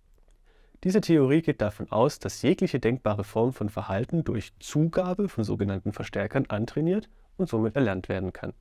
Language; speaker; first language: German; native; German